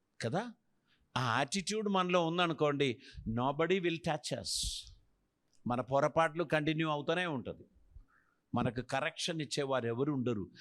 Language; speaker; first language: Telugu; non-native, fluent; Malayalam